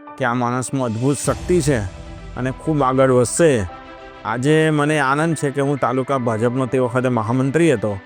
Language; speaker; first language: Gujarati; native; Gujarati